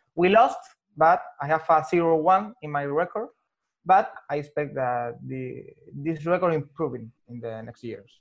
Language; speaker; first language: English; non-native, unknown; Spanish